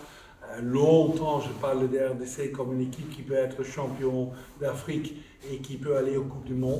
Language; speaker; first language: French; non-native, fluent; Dutch